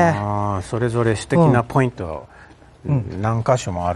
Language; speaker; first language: Japanese; non-native, fluent; English